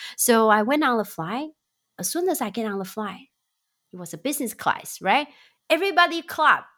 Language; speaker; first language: English; non-native, fluent; Chinese